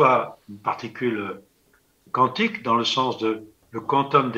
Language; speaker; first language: French; native; French